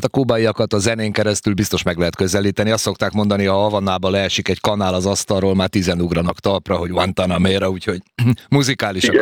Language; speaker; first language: Hungarian; native; Hungarian